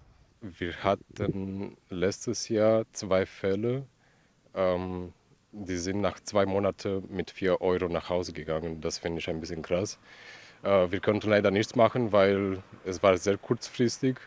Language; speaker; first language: German; non-native, fluent; Romanian